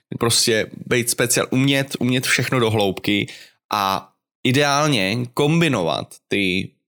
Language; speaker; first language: Czech; native; Czech